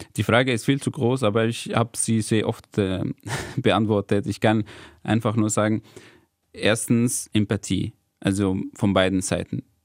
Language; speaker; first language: German; non-native, fluent; Arabic